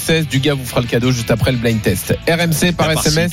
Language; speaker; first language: French; native; French